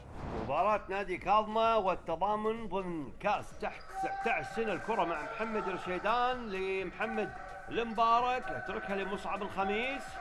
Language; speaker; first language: Arabic; native; Arabic